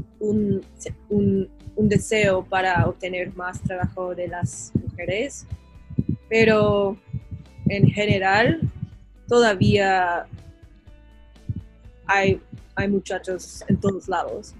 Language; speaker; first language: Spanish; non-native, learner; English